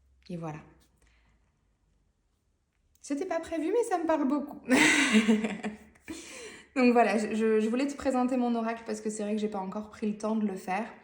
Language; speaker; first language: French; native; French